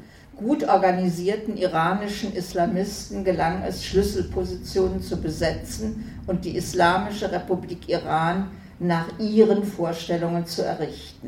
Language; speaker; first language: German; native; German